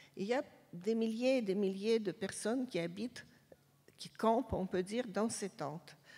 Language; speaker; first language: French; non-native, fluent; Russian